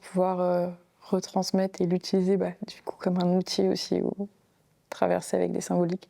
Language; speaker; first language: French; native; French